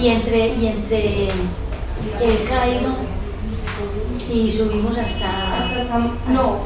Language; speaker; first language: Spanish; native; Spanish